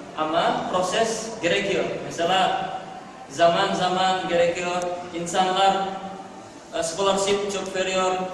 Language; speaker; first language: Turkish; non-native, learner; Indonesian